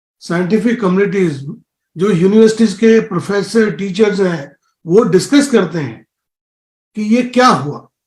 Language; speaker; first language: Hindi; native; Hindi